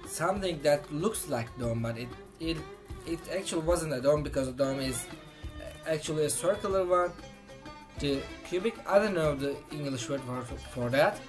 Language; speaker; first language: English; non-native, fluent; Turkish